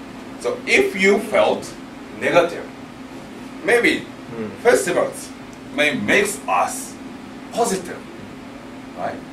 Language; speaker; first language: English; non-native, learner; Japanese